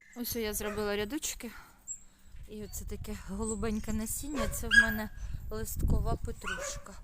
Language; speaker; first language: Ukrainian; non-native, local second language; Russian